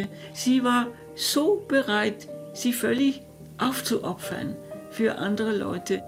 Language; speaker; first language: German; non-native, fluent; Danish